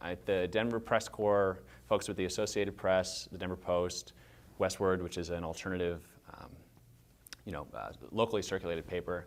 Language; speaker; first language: English; native; English